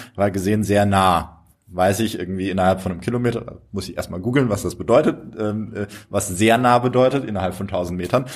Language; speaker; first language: German; native; German